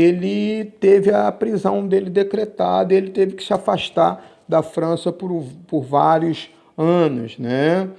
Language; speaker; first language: Portuguese; native; Portuguese